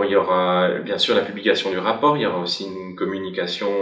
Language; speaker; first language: French; native; French